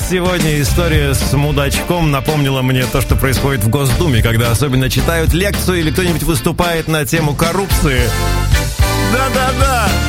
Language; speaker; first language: Russian; native; Russian